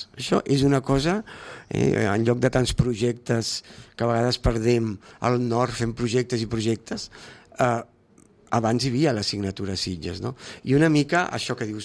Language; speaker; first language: Catalan; native; Catalan